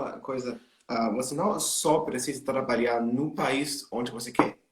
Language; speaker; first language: Portuguese; non-native, learner; German